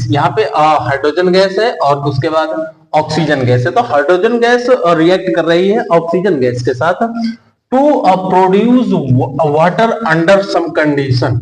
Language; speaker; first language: Hindi; native; Hindi